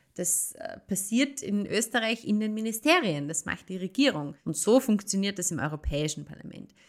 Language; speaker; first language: German; native; German